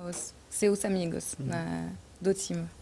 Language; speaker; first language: Portuguese; non-native, learner; French